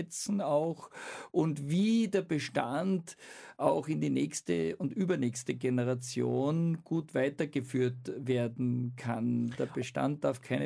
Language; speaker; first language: German; native; German